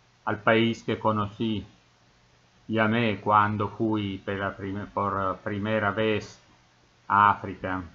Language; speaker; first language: Spanish; non-native, fluent; Italian